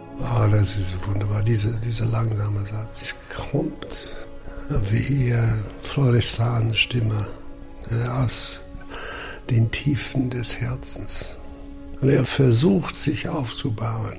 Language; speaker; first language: German; non-native, fluent; English